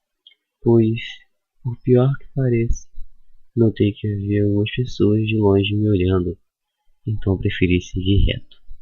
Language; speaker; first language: Portuguese; native; Portuguese